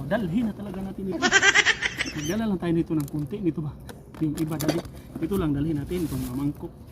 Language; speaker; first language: Filipino; non-native, local second language; Cebuano